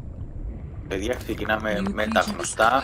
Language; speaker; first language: Greek; native; Greek